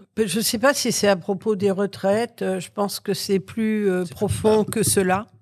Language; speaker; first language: French; early bilingual, other home language; Catalan